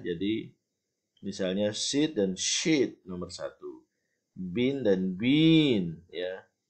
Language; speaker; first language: Indonesian; native; Indonesian